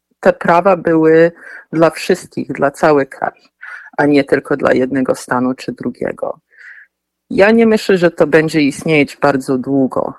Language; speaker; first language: Polish; early bilingual, heritage; Polish